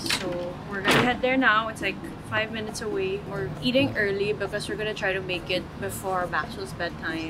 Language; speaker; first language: English; non-native, local second language; Filipino